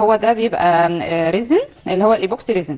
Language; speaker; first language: Arabic; native; Arabic